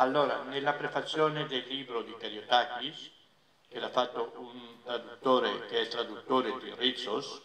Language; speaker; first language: Italian; non-native, fluent; Catalan